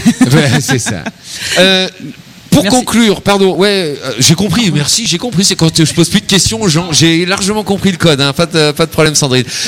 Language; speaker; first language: French; native; French